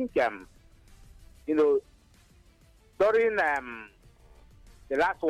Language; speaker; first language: English; non-native, local second language; Igbo